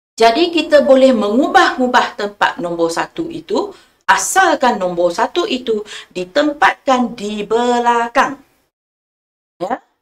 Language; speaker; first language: Malay; non-native, local second language; Chinese